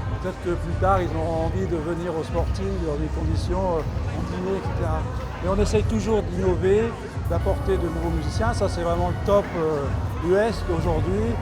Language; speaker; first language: French; native; French